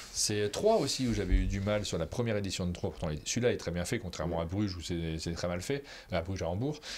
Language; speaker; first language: French; native; French